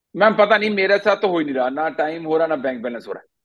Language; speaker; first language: Hindi; native; Hindi